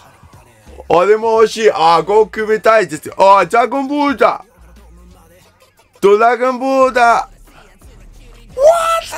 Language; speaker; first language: Japanese; non-native, learner; English